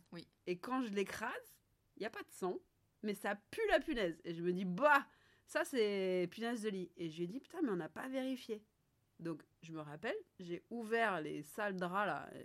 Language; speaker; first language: French; native; French